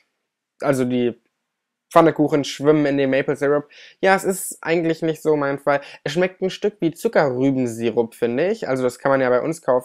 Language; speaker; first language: German; native; German